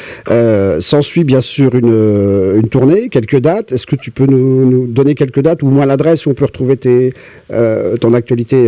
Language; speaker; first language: French; native; French